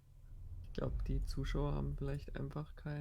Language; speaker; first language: German; native; German